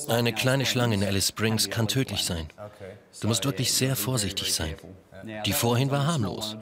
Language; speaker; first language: German; non-native, fluent; English